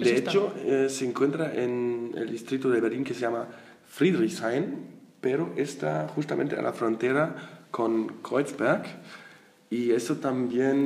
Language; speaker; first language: Spanish; non-native, fluent; German